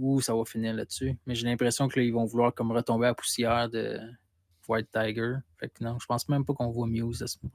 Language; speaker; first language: French; native; French